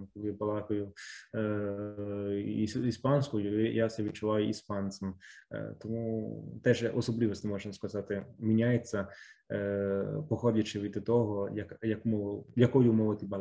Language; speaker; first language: Ukrainian; non-native, fluent; Italian